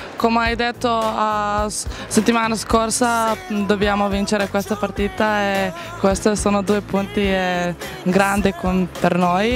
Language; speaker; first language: Italian; non-native, learner; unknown